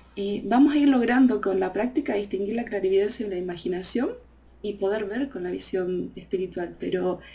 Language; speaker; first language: Spanish; native; Spanish